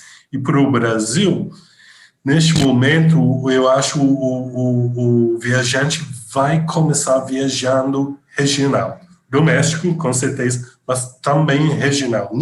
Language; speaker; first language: Portuguese; non-native, fluent; English